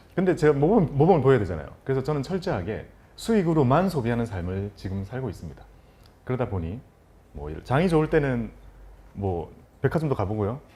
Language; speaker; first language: Korean; native; Korean